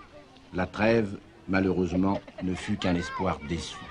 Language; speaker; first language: French; native; French